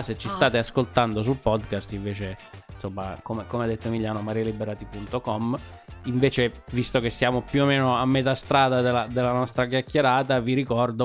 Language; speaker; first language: Italian; native; Italian